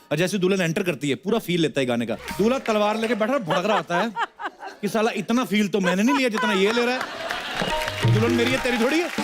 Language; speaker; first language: Hindi; non-native, local second language; Punjabi